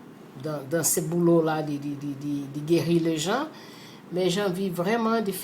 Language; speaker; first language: French; non-native, fluent; Portuguese